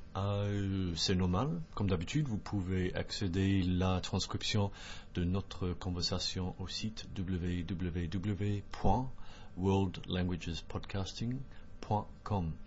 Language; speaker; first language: French; non-native, fluent; English